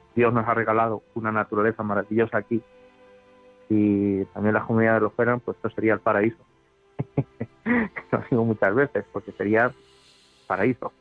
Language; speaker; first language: Spanish; native; Spanish